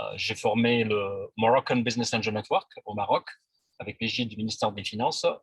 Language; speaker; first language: French; non-native, local second language; Arabic